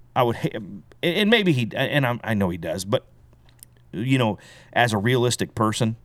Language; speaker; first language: English; native; English